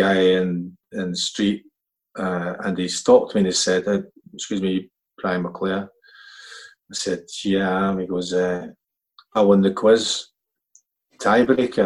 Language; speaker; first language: English; native; English